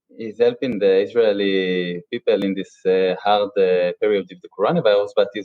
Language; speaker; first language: English; non-native, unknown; Hebrew